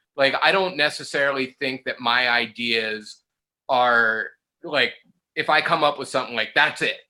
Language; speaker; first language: English; native; English